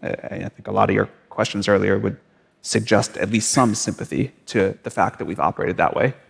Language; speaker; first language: English; native; English